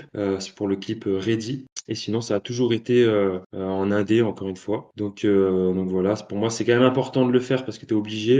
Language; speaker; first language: French; native; French